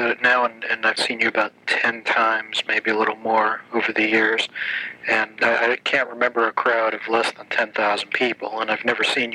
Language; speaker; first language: English; native; English